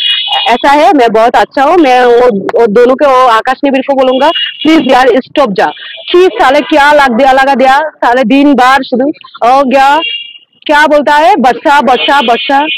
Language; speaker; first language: Hindi; non-native, learner; Bangla